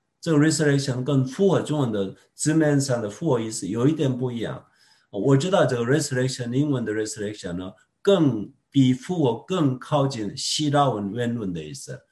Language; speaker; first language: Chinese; non-native, fluent; Korean